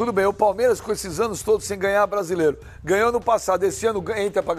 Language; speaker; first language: Portuguese; native; Portuguese